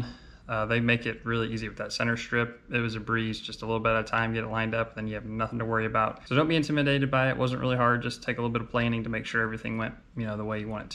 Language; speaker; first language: English; native; English